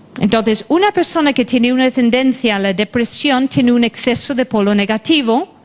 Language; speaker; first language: Spanish; non-native, fluent; English